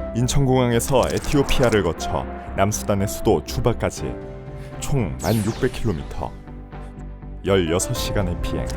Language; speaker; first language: Korean; native; Korean